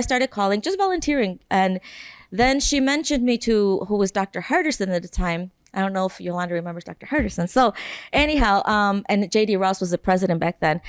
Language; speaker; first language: English; native; English